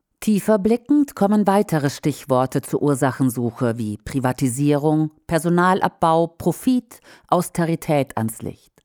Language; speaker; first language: German; native; German